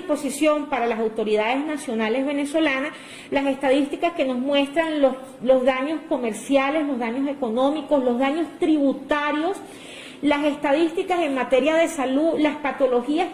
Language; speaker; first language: Spanish; native; Spanish